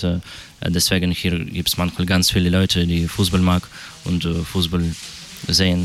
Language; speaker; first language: German; non-native, learner; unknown